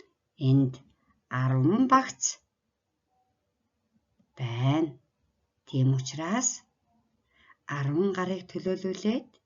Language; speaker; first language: Mongolian; native; Mongolian